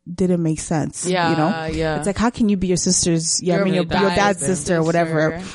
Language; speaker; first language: English; non-native, local second language; Kinyarwanda